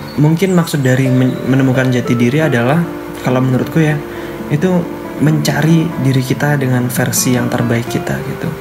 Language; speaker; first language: Indonesian; native; Indonesian